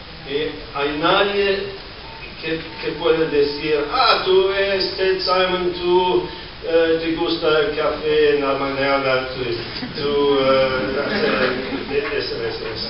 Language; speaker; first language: Spanish; non-native, learner; English